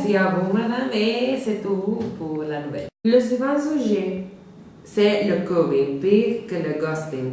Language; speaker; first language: French; non-native, learner; Spanish